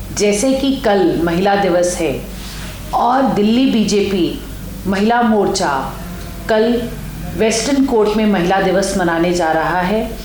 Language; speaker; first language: Hindi; native; Hindi